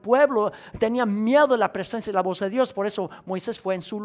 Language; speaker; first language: Spanish; non-native, fluent; English